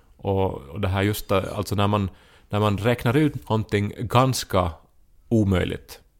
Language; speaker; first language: Swedish; native; Swedish